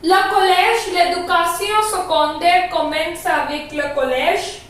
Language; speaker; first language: French; non-native, fluent; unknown